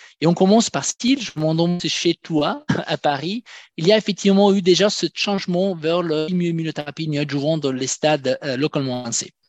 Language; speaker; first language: French; non-native, fluent; Italian